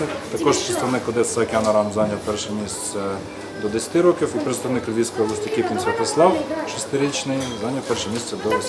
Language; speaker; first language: Ukrainian; native; Ukrainian